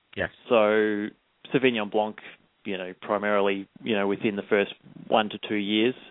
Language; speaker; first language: English; native; English